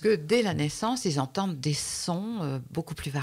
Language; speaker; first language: French; native; French